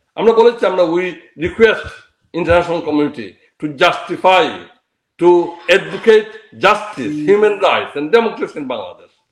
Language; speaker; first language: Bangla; native; Bangla